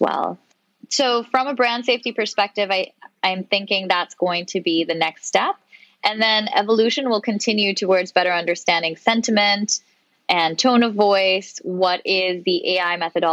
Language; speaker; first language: English; non-native, local second language; Urdu